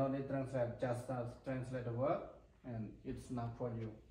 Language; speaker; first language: English; non-native, learner; Khmer